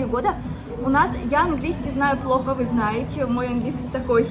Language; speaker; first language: Russian; native; Russian